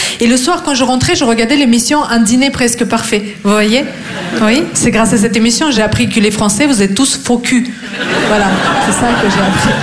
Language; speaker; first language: French; non-native, fluent; Russian